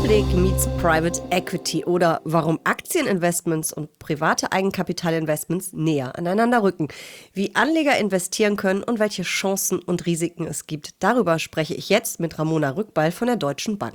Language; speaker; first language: German; native; German